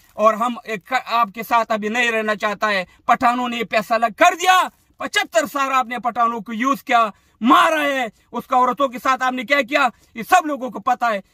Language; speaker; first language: Urdu; non-native, fluent; Pashto